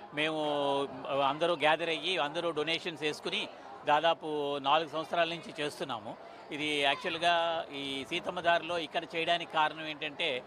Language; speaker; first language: Telugu; native; Telugu